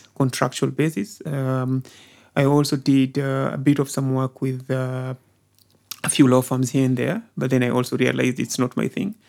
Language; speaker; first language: English; non-native, local second language; Swahili